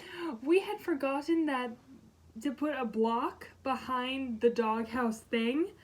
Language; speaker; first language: English; native; English